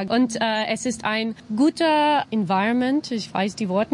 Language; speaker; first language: German; non-native, learner; English